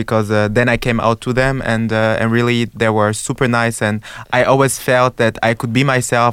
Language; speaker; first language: English; non-native, fluent; French